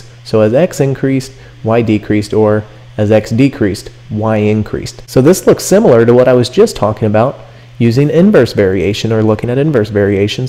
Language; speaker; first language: English; native; English